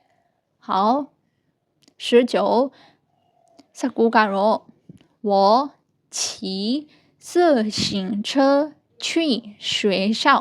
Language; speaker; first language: Chinese; non-native, fluent; Burmese